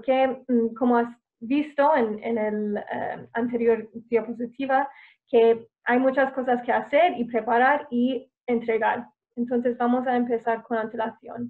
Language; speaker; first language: Spanish; non-native, fluent; English